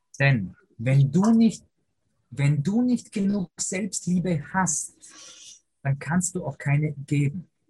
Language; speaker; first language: German; early bilingual, other home language; Polish